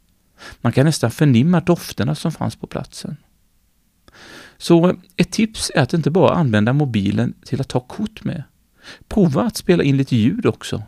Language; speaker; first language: Swedish; native; Swedish